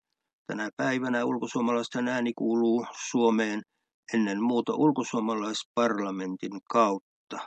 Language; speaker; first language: Finnish; native; Finnish